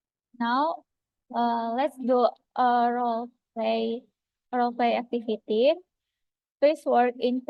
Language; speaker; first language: English; non-native, fluent; Indonesian